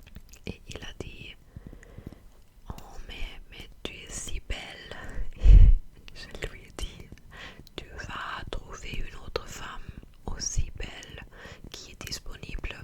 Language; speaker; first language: French; non-native, fluent; German